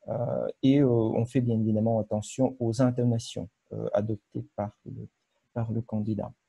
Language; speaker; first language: French; non-native, fluent; Russian